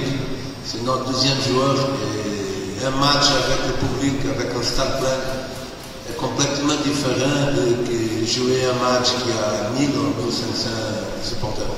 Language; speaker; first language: French; non-native, learner; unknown